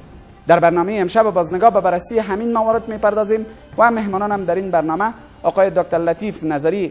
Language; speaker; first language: Persian; native; Persian